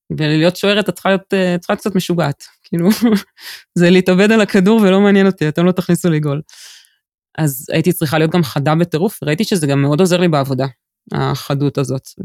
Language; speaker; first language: Hebrew; native; Hebrew